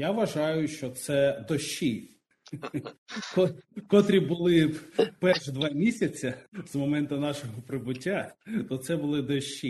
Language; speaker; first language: Ukrainian; non-native, local second language; Russian